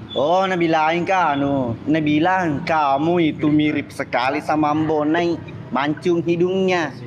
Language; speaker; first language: Indonesian; non-native, local second language; Buginese